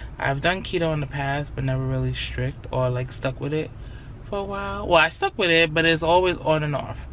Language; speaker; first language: English; native; English